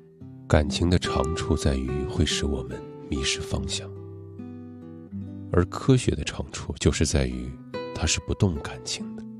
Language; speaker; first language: Chinese; native; Chinese